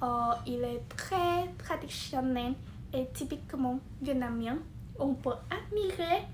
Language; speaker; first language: French; non-native, fluent; Vietnamese